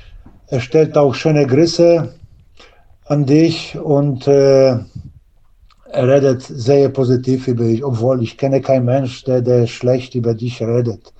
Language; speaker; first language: German; non-native, learner; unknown